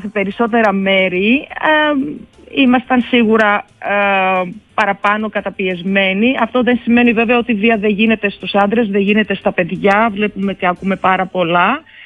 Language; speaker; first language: Greek; non-native, fluent; Georgian